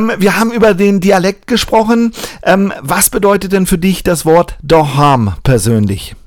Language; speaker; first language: German; native; German